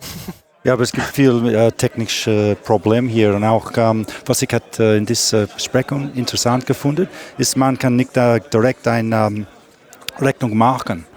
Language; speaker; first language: German; non-native, learner; English